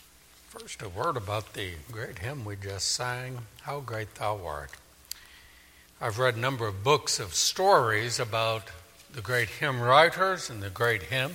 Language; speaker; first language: English; native; English